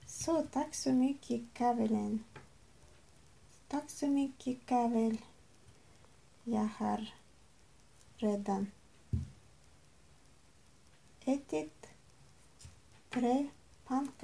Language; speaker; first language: Swedish; non-native, learner; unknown